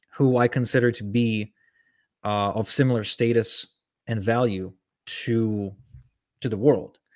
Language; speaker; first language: English; early bilingual, other home language; Ukrainian